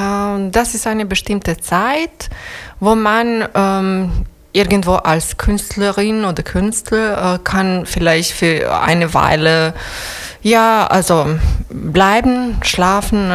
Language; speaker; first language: German; non-native, fluent; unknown